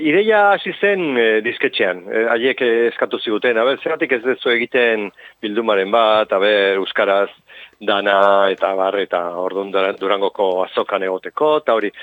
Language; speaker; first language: Basque; non-native, local second language; Spanish